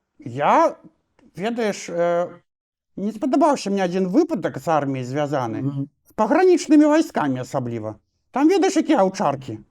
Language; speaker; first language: Belarusian; non-native, local second language; Russian